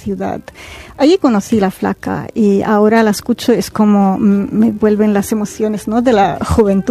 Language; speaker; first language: Spanish; non-native, fluent; Arabic